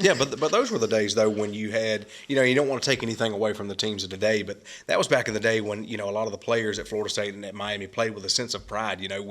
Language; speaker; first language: English; native; English